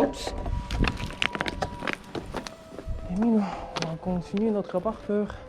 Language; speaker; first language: French; non-native, fluent; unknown